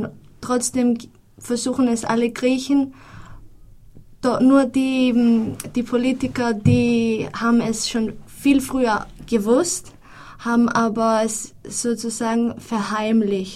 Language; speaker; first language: German; non-native, fluent; Greek